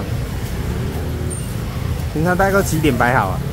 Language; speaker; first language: Chinese; native; Chinese